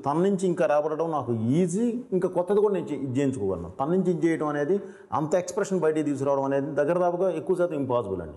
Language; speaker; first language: Telugu; native; Telugu